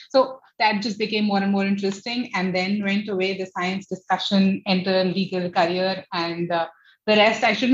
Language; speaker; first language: English; non-native, local second language; Hindi